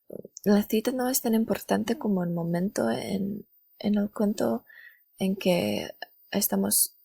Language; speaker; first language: Spanish; non-native, learner; English